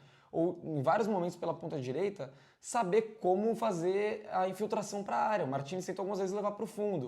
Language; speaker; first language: Portuguese; native; Portuguese